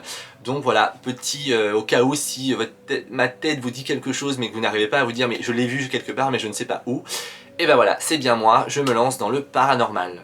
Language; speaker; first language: French; native; French